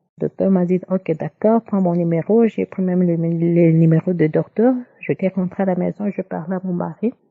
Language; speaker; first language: French; non-native, local second language; Lingala